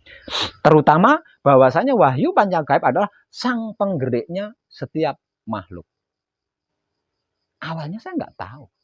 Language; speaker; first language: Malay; non-native, local second language; Javanese